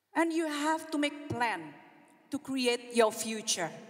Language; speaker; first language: English; non-native, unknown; Indonesian